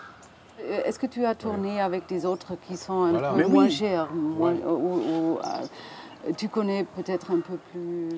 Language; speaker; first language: French; non-native, learner; German